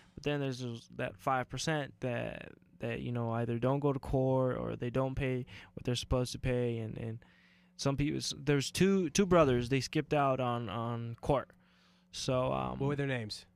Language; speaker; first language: English; native; English